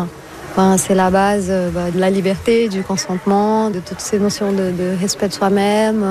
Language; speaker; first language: French; non-native, fluent; Portuguese